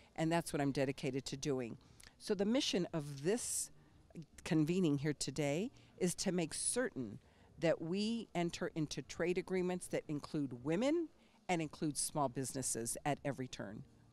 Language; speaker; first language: English; early bilingual, other home language; Spanish